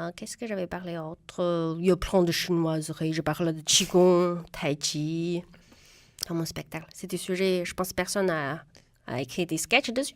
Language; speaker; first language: French; non-native, fluent; Chinese